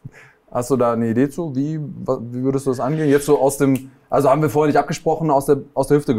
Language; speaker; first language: German; native; German